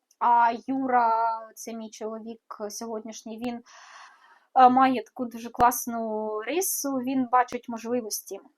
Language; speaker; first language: Ukrainian; non-native, local second language; Russian